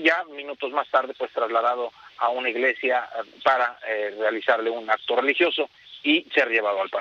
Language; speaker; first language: Spanish; native; Spanish